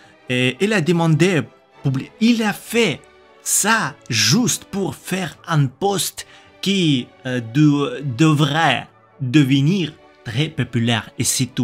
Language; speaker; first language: French; non-native, learner; Russian